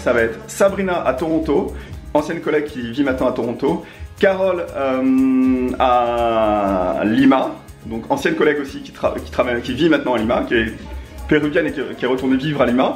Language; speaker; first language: French; native; French